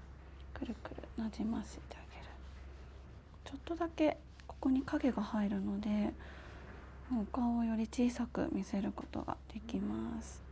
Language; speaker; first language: Japanese; native; Japanese